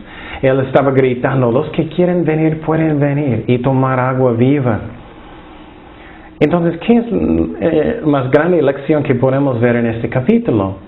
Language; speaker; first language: Spanish; non-native, fluent; English